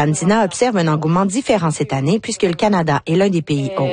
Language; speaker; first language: French; native; French